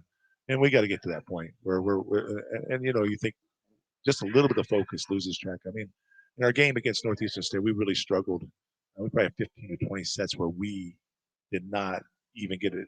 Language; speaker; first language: English; native; English